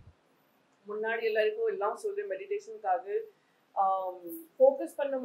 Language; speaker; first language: Tamil; non-native, local second language; Gujarati